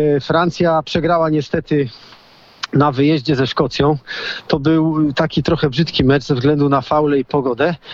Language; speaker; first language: Polish; native; Polish